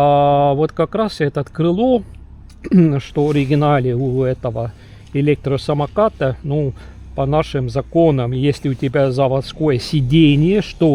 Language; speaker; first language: Russian; non-native, local second language; Estonian